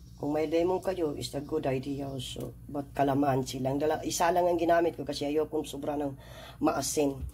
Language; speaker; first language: Filipino; non-native, local second language; Maguindanaon